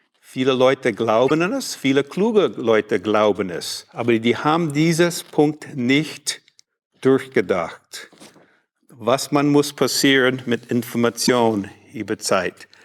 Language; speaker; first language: German; non-native, learner; English